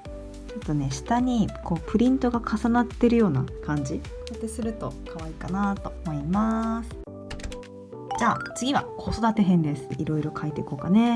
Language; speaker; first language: Japanese; native; Japanese